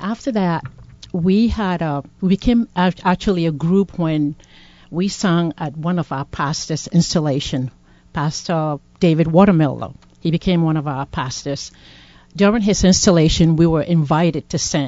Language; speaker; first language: English; non-native, local second language; Akan